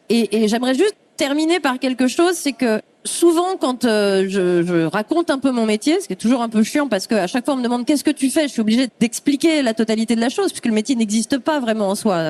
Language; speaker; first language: French; native; French